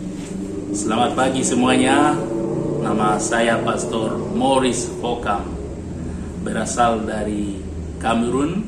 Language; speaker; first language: Indonesian; non-native, learner; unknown